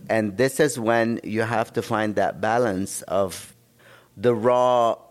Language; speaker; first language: English; non-native, fluent; Arabic